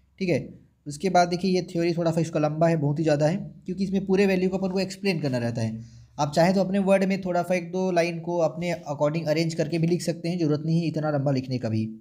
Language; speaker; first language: Hindi; native; Hindi